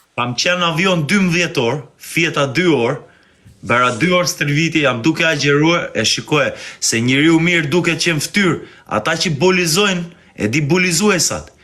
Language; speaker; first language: Albanian; early bilingual, heritage; Albanian